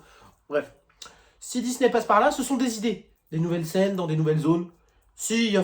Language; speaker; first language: French; native; French